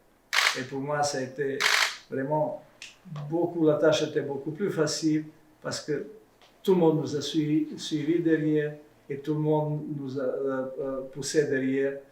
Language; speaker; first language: French; non-native, fluent; Serbian